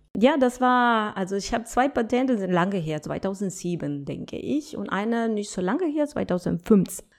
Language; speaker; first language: German; non-native, fluent; Spanish